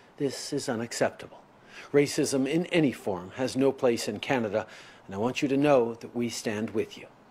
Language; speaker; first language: English; native; English